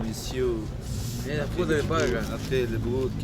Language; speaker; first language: French; non-native, learner; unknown